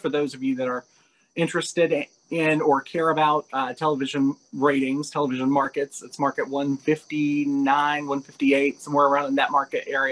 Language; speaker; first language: English; native; English